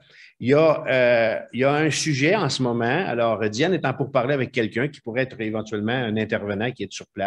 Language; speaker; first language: French; native; French